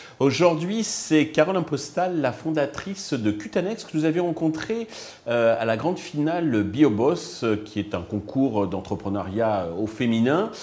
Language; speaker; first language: French; native; French